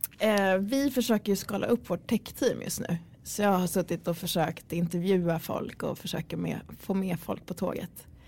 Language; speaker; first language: Swedish; early bilingual, other home language; Kurdish